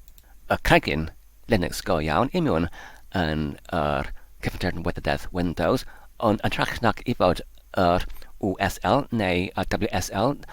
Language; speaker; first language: Welsh; non-native, learner; English